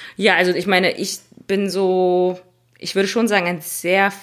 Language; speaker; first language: German; native; German